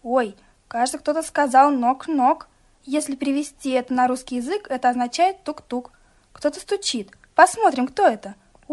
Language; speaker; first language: Russian; native; Russian